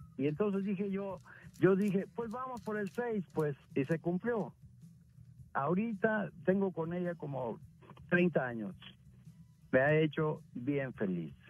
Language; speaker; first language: Spanish; native; Spanish